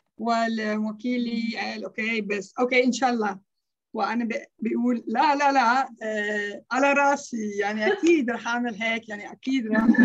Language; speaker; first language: Arabic; non-native, learner; Dutch